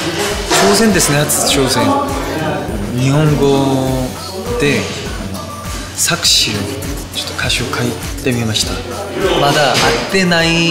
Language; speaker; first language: Japanese; non-native, fluent; Korean